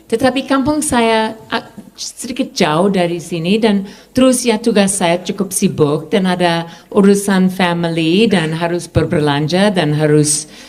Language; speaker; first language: Indonesian; non-native, fluent; English